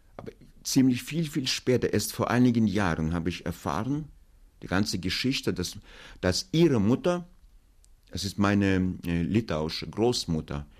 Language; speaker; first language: German; non-native, fluent; Russian